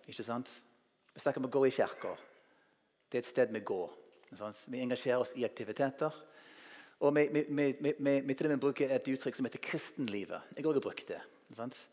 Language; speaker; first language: Norwegian; non-native, fluent; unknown